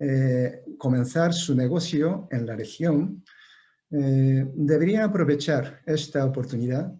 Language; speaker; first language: Spanish; non-native, fluent; Japanese